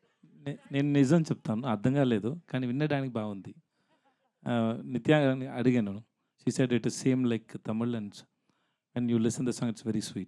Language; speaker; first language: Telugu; non-native, learner; Tamil